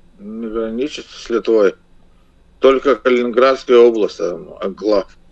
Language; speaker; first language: Russian; non-native, local second language; Lithuanian